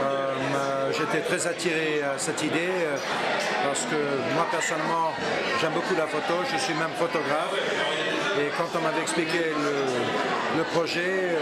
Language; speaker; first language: French; non-native, fluent; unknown